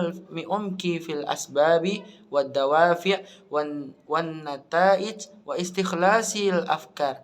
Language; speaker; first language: Arabic; non-native, learner; Indonesian